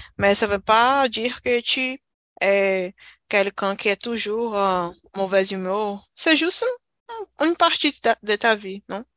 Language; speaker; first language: French; non-native, learner; Portuguese